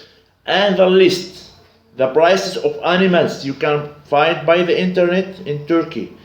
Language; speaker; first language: English; non-native, learner; Arabic